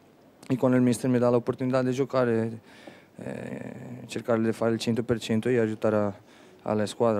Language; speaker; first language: Italian; non-native, fluent; Spanish